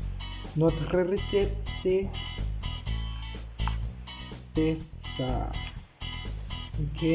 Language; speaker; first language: French; non-native, learner; Spanish